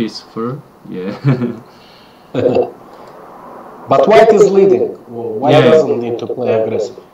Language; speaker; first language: English; non-native, fluent; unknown